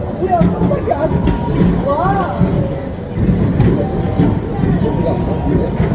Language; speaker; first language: Korean; non-native, learner; Arabic